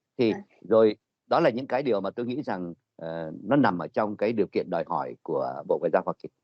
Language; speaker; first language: Vietnamese; native; Vietnamese